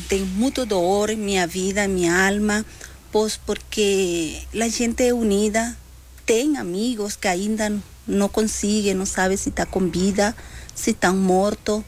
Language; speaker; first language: Portuguese; non-native, fluent; Spanish